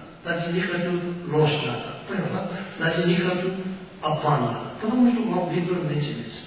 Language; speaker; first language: Russian; non-native, learner; Tibetan